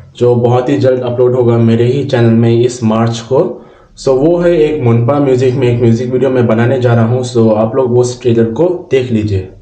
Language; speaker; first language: Hindi; non-native, local second language; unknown